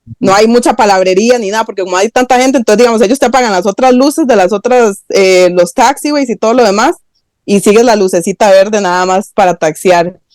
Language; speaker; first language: Spanish; native; Spanish